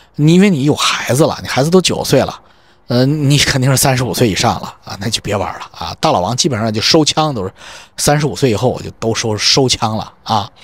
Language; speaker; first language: Chinese; native; Chinese